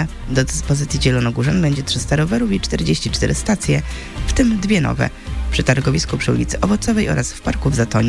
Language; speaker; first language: Polish; native; Polish